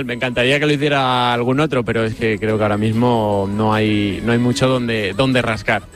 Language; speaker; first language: Spanish; native; Spanish